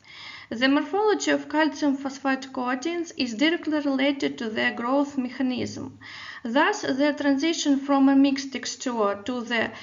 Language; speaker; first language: English; non-native, fluent; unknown